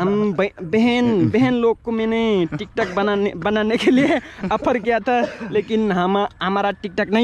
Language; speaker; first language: Hindi; non-native, learner; Nepali